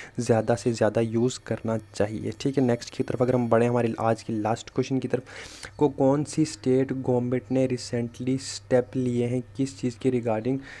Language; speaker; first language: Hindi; non-native, local second language; Kashmiri